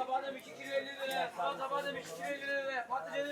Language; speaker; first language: Turkish; native; Turkish